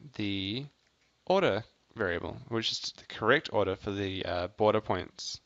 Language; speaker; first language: English; native; English